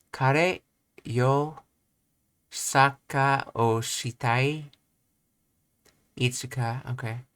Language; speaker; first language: Japanese; non-native, learner; English